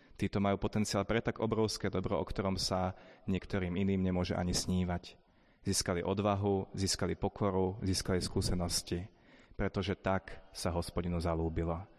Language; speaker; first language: Slovak; native; Slovak